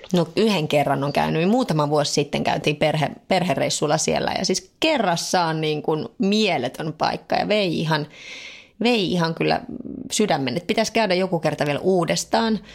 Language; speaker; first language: Finnish; native; Finnish